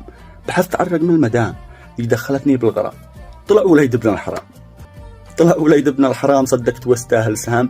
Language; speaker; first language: Arabic; native; Arabic